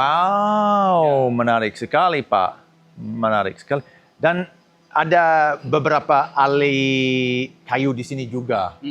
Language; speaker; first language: Indonesian; non-native, fluent; English